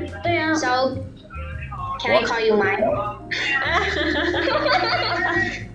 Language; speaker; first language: English; non-native, learner; Indonesian